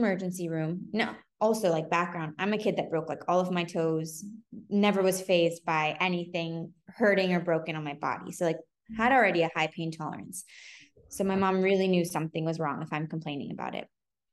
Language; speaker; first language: English; native; English